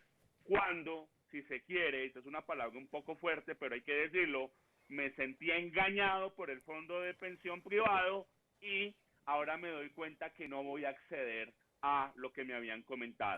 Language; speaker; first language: Spanish; native; Spanish